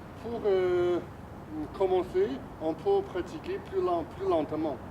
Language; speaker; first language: French; non-native, fluent; Chinese